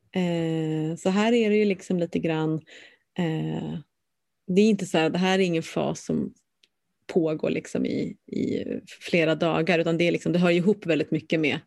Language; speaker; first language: Swedish; native; Swedish